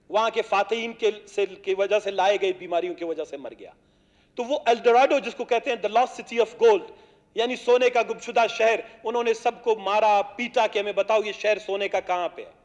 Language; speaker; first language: Urdu; non-native, local second language; Baluchi